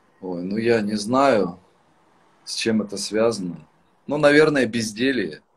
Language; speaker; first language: Russian; native; Russian